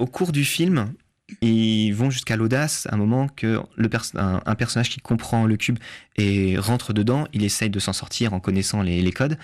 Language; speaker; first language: French; native; French